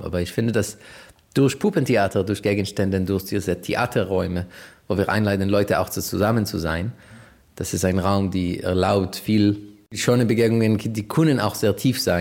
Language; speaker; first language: German; non-native, fluent; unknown